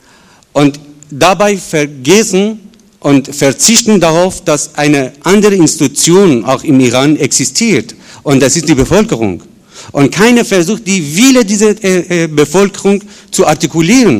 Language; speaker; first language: German; non-native, fluent; Persian